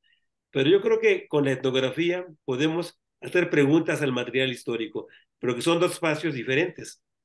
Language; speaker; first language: Spanish; native; Spanish